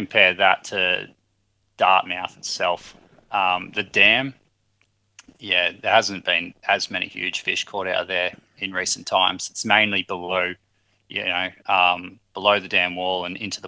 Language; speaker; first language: English; native; English